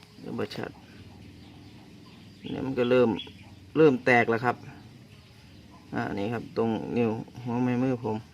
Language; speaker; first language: Thai; non-native, local second language; Northeastern Thai